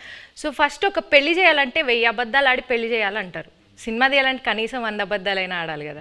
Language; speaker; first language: Telugu; native; Telugu